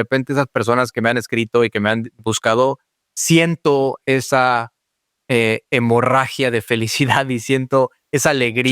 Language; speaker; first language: Spanish; native; Spanish